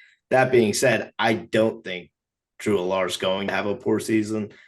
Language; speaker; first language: English; native; English